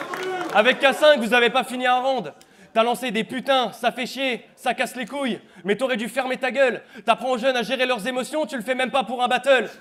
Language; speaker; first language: French; native; French